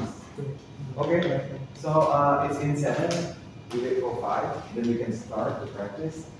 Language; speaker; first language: English; non-native, fluent; Indonesian